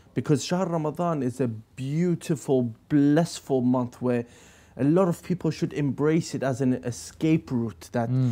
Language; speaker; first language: English; native; English